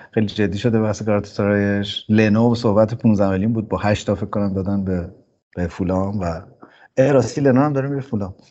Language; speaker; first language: Persian; native; Persian